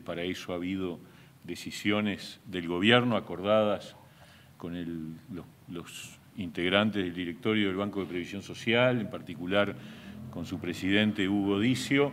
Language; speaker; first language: Spanish; native; Spanish